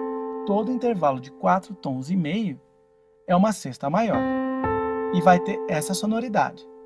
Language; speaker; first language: Portuguese; native; Portuguese